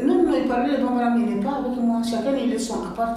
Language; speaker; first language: French; non-native, learner; Bambara